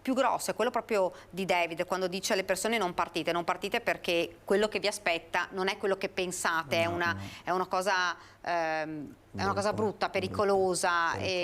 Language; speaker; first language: Italian; native; Italian